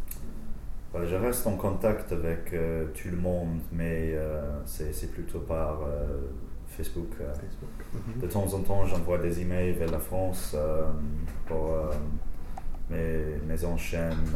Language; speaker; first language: French; non-native, fluent; English